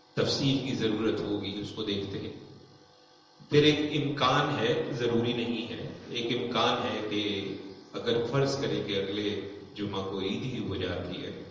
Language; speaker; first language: Urdu; non-native, local second language; Punjabi